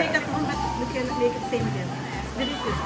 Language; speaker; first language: English; non-native, local second language; Filipino